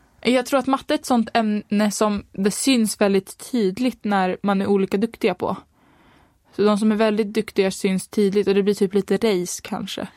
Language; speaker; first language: Swedish; native; Swedish